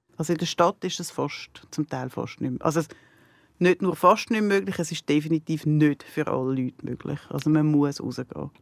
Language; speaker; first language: German; native; German